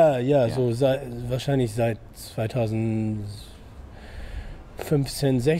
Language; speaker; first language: German; non-native, fluent; English